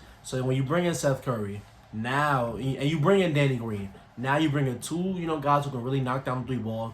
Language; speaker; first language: English; native; English